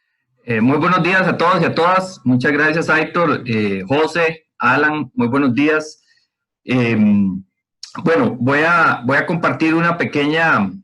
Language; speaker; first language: Spanish; native; Spanish